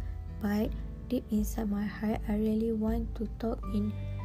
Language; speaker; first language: English; non-native, local second language; Malay